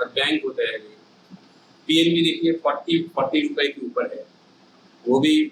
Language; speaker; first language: Hindi; native; Hindi